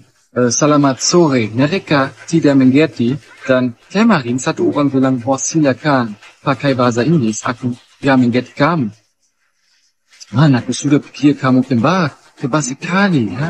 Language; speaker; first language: Indonesian; non-native, learner; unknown